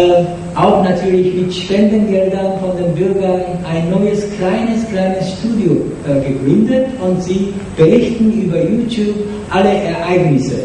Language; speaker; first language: German; non-native, fluent; Japanese